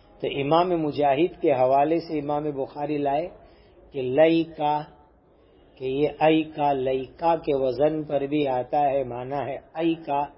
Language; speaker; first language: Urdu; non-native, local second language; Gujarati